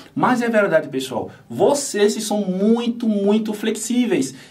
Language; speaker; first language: Portuguese; non-native, fluent; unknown